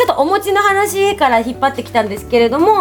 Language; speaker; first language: Japanese; native; Japanese